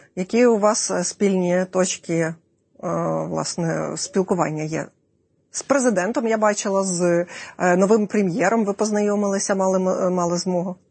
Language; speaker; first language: Ukrainian; native; Ukrainian